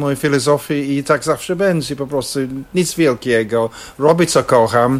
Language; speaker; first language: Polish; non-native, fluent; English